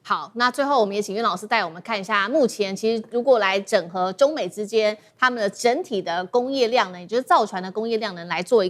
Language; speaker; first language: Chinese; native; Chinese